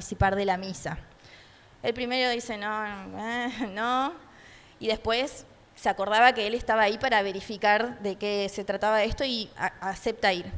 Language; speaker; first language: Spanish; native; Spanish